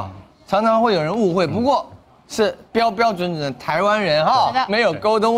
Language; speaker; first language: Chinese; native; Chinese